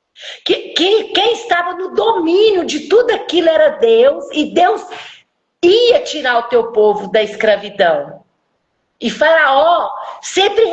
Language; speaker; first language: Portuguese; native; Portuguese